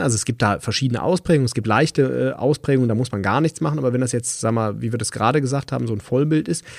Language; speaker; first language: German; native; German